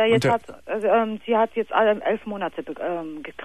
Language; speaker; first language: German; non-native, fluent; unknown